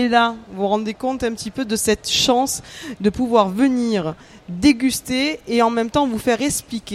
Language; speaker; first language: French; native; French